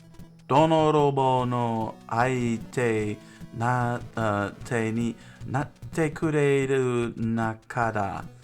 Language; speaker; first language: Japanese; non-native, learner; English